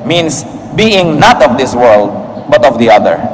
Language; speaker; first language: English; non-native, local second language; Filipino